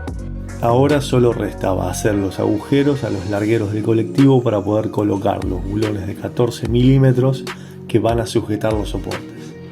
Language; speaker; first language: Spanish; native; Spanish